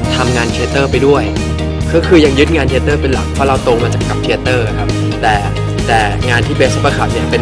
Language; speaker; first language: Thai; non-native, local second language; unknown